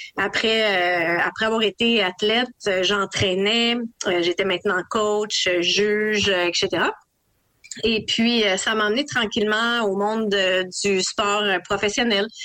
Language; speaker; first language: French; native; French